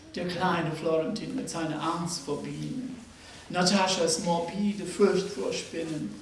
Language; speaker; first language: German; non-native, fluent; Nepali